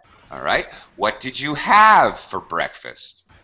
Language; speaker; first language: English; native; English